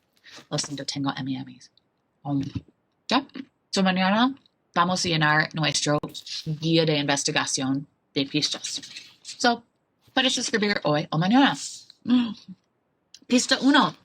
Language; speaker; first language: Spanish; non-native, fluent; English